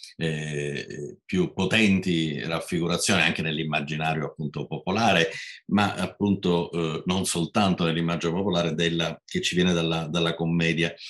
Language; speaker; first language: Italian; native; Italian